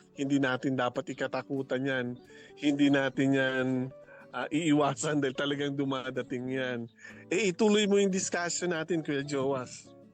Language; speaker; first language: Filipino; non-native, local second language; Chavacano